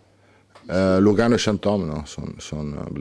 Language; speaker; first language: French; non-native, learner; Italian